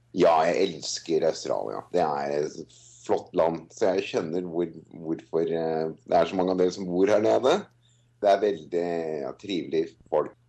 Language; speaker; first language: Norwegian; non-native, fluent; English